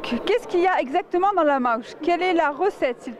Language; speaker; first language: French; native; French